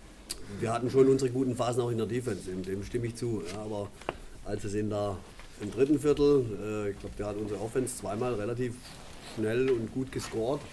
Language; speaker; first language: German; native; German